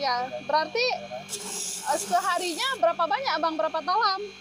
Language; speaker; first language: Indonesian; native; Indonesian